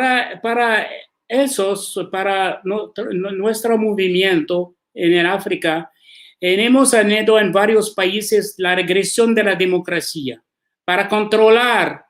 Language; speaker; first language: Spanish; non-native, learner; Arabic